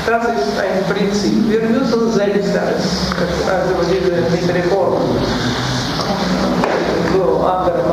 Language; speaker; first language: German; non-native, learner; Russian